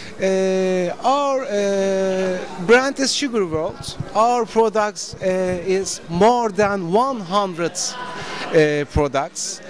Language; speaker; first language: English; non-native, learner; Turkish